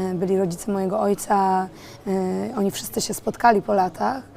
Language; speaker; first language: Polish; native; Polish